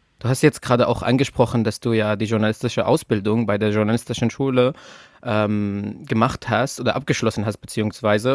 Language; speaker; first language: German; non-native, fluent; Arabic